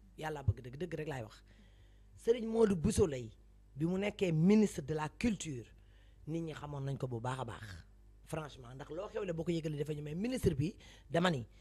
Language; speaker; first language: Wolof; native; Wolof